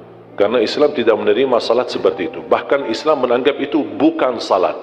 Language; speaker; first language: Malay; non-native, fluent; Arabic